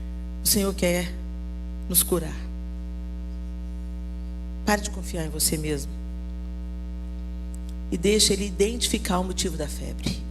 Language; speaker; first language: Portuguese; native; Portuguese